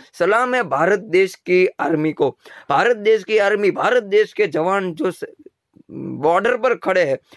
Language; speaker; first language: Hindi; non-native, local second language; Gujarati